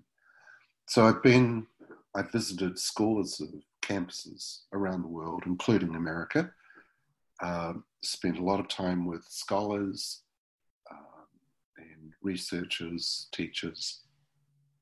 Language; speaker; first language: English; native; English